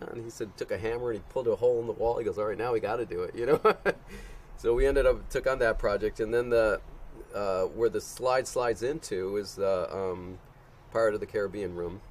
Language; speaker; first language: English; native; English